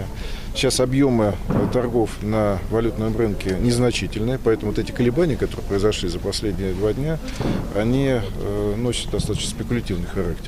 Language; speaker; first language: Russian; native; Russian